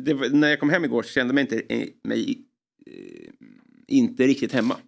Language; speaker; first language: Swedish; native; Swedish